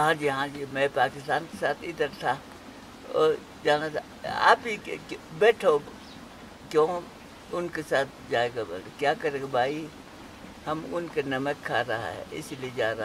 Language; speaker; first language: Hindi; non-native, local second language; Balti